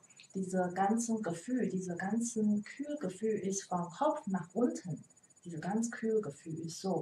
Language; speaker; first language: German; non-native, learner; Chinese